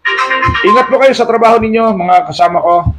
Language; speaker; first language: Filipino; native; Filipino